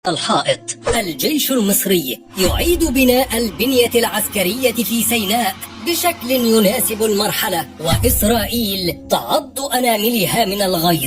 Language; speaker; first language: Arabic; native; Arabic